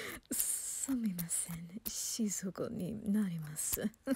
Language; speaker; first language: Japanese; non-native, learner; English